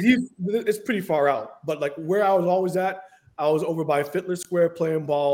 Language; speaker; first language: English; early bilingual, other home language; Haitian Creole